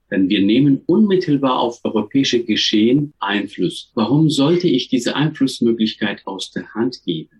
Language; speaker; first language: German; non-native, fluent; Turkish